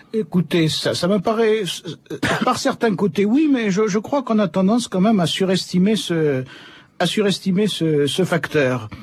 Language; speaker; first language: French; native; French